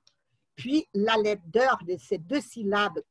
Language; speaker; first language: French; non-native, fluent; Portuguese